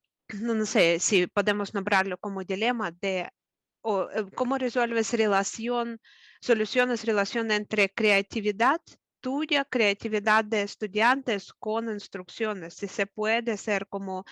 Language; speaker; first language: Spanish; non-native, fluent; Russian